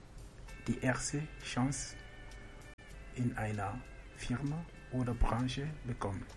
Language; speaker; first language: German; non-native, fluent; French